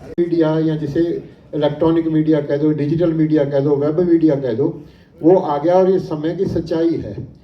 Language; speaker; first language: Hindi; native; Hindi